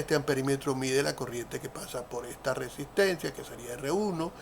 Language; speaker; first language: Spanish; native; Spanish